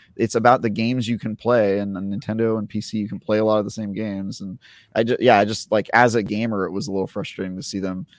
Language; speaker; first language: English; native; English